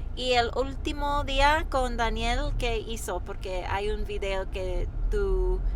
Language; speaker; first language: Spanish; early bilingual, other home language; English